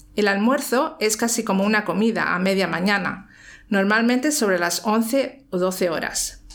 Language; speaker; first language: Spanish; native; Spanish